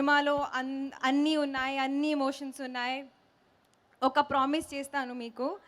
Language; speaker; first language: Telugu; non-native, learner; Hindi